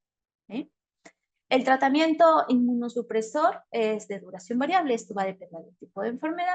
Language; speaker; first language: Spanish; native; Spanish